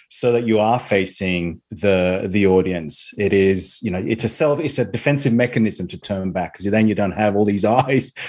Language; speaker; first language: English; non-native, fluent; Spanish